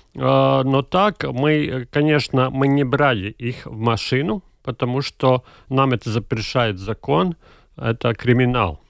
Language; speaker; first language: Russian; non-native, local second language; Latvian